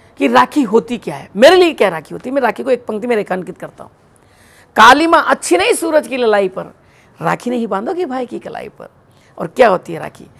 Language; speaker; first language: Hindi; native; Hindi